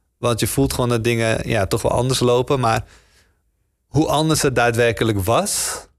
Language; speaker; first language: Dutch; native; Dutch